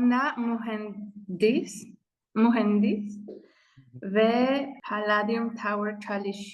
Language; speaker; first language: Turkish; non-native, learner; Spanish